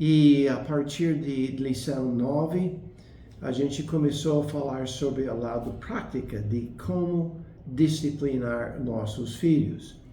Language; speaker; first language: Portuguese; non-native, fluent; English